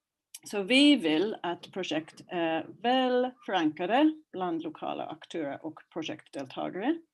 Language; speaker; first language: Swedish; non-native, fluent; English